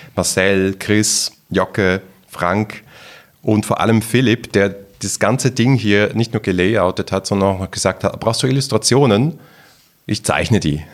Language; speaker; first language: German; native; German